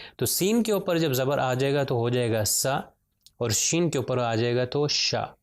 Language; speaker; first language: Urdu; native; Urdu